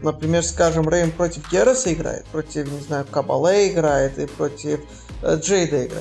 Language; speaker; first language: Russian; native; Russian